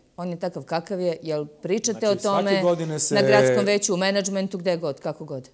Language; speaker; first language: Serbian; native; Serbian